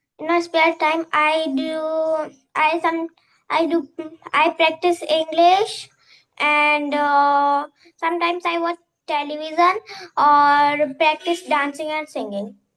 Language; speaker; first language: English; non-native, fluent; Hindi